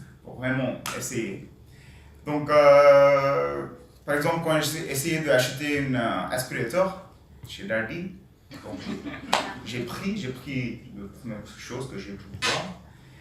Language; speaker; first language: French; non-native, learner; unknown